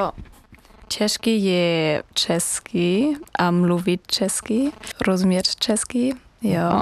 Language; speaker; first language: Czech; non-native, learner; German